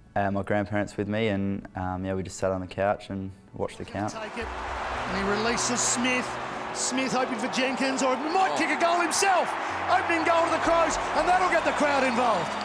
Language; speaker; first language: English; native; English